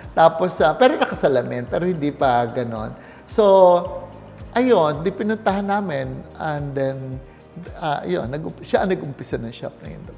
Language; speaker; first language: Filipino; native; Filipino